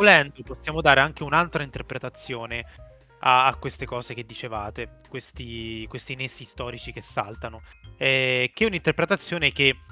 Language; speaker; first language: Italian; native; Italian